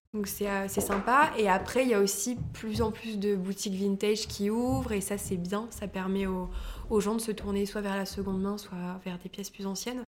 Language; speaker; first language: French; native; French